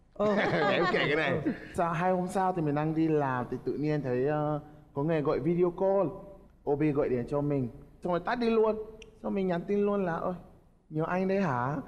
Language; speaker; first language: Vietnamese; non-native, fluent; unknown